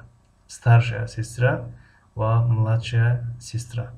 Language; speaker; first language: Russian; non-native, fluent; Tajik